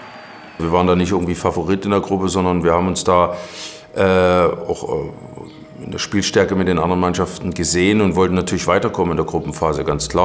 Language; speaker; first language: German; native; German